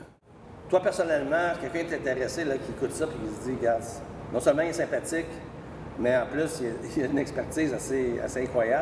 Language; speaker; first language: French; native; French